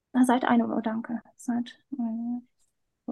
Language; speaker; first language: German; non-native, learner; Turkish